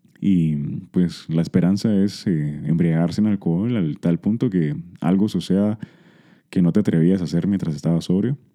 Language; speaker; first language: Spanish; early bilingual, heritage; Spanish